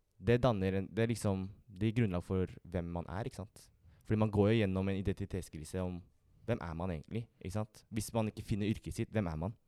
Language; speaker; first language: Norwegian; early bilingual, other home language; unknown